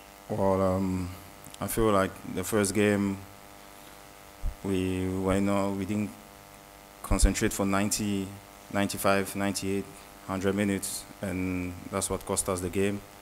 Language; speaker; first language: English; early bilingual, other home language; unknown